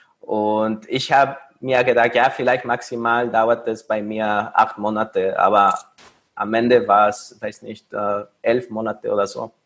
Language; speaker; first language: German; non-native, fluent; Spanish